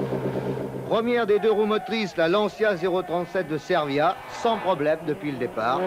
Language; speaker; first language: French; native; French